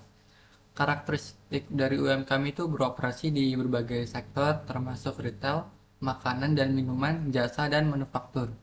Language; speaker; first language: Indonesian; native; Indonesian